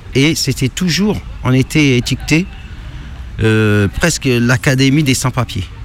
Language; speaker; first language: French; native; French